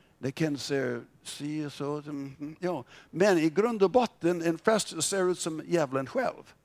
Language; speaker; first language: Swedish; non-native, fluent; English